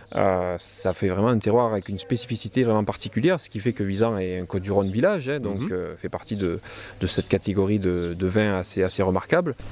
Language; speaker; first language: French; native; French